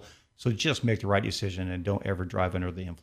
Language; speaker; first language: English; native; English